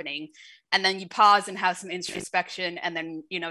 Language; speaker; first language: English; early bilingual, other home language; Wu Chinese